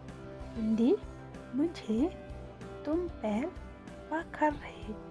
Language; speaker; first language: Hindi; non-native, local second language; Khasi